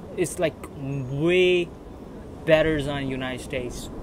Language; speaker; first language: English; non-native, fluent; Chinese